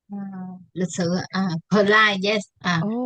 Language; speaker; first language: English; non-native, learner; Vietnamese